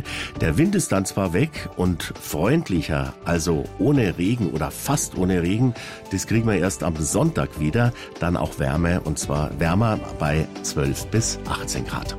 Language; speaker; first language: German; native; German